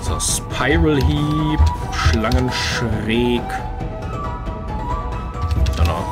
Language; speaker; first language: German; native; German